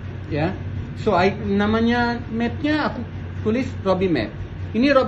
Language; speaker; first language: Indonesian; non-native, learner; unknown